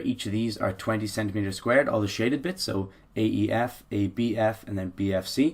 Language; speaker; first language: English; native; English